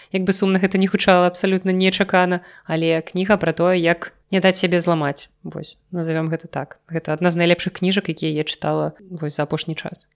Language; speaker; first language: Belarusian; non-native, local second language; Russian